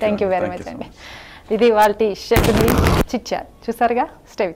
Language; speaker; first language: Telugu; native; Telugu